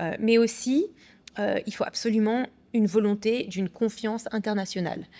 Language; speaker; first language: French; early bilingual, other home language; English